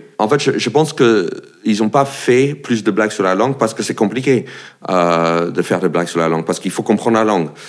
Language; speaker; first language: French; non-native, fluent; English